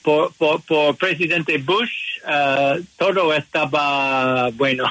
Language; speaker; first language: Spanish; non-native, learner; English